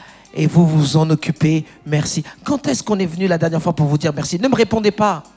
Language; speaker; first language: French; native; French